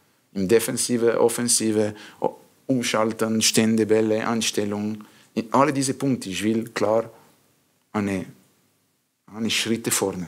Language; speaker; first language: German; non-native, learner; French